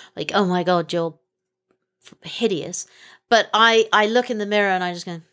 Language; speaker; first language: English; native; English